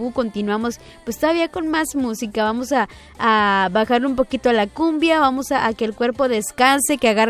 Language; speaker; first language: Spanish; native; Spanish